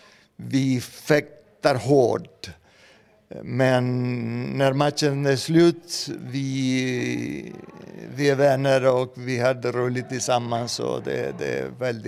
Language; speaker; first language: Swedish; non-native, fluent; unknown